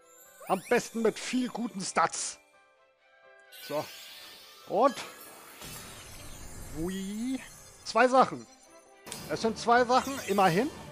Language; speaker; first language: German; native; German